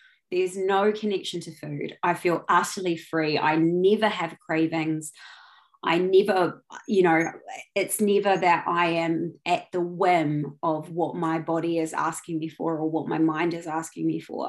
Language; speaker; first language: English; native; English